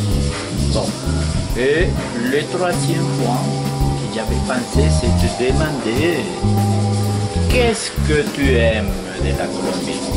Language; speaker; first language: French; non-native, fluent; Spanish